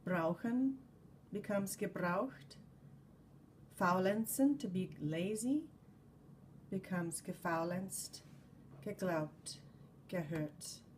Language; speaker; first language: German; non-native, fluent; English